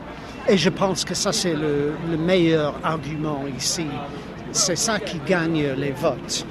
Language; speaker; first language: French; non-native, fluent; English